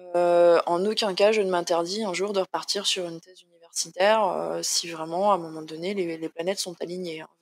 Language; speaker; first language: French; native; French